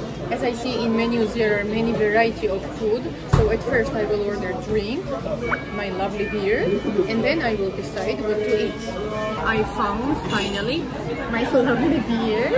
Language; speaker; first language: English; non-native, fluent; Georgian